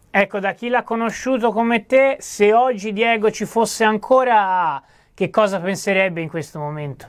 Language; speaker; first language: Italian; native; Italian